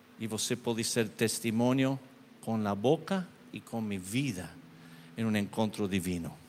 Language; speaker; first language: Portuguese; non-native, learner; Spanish